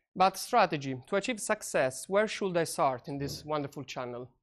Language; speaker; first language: English; non-native, fluent; Italian